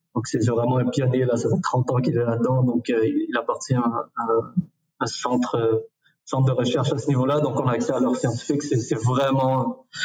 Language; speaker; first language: French; early bilingual, other home language; Arabic